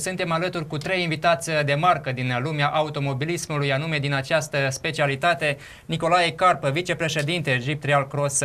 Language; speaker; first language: Romanian; native; Romanian